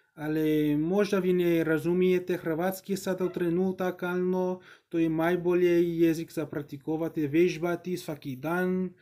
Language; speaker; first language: Ukrainian; non-native, learner; English